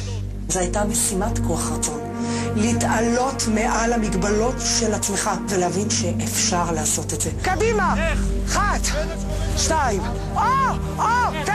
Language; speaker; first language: Hebrew; native; Hebrew